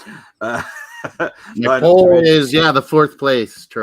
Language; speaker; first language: English; native; English